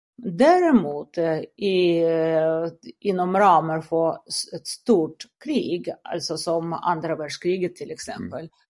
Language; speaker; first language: Swedish; non-native, fluent; Russian